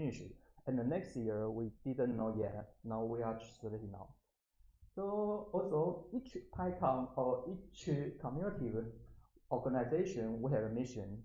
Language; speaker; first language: English; non-native, learner; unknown